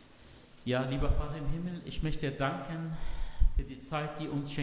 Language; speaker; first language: German; non-native, fluent; Arabic